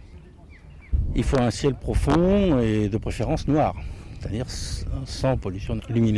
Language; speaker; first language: French; native; French